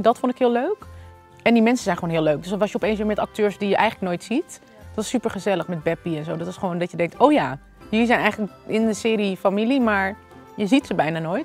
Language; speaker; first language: Dutch; native; Dutch